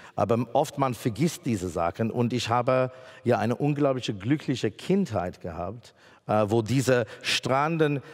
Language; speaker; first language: German; non-native, fluent; English